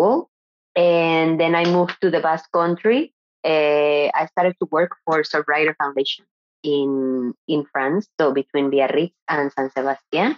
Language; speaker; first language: English; non-native, fluent; Spanish